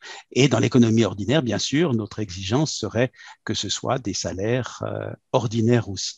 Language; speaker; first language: French; native; French